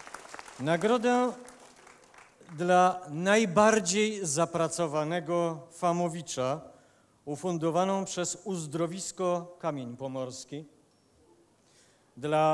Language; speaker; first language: Polish; native; Polish